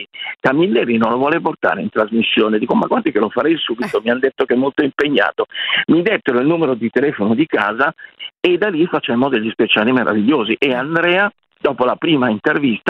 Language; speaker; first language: Italian; native; Italian